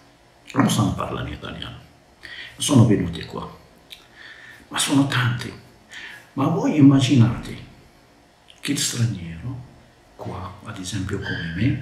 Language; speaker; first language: Italian; non-native, learner; Arabic